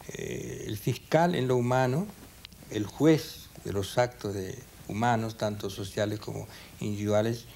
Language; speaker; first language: Spanish; native; Spanish